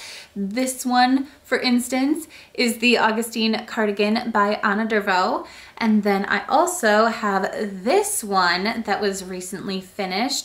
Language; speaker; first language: English; native; English